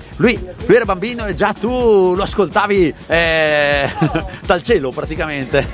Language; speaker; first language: Italian; native; Italian